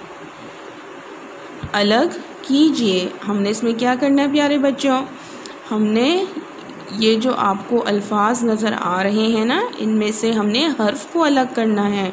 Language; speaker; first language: Urdu; non-native, local second language; Pashto